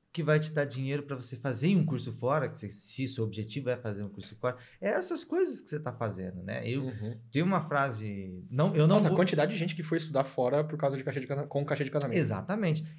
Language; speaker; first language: Portuguese; native; Portuguese